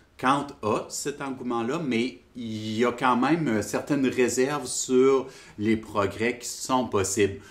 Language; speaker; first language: French; native; French